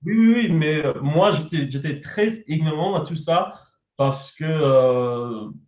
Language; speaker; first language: French; non-native, fluent; English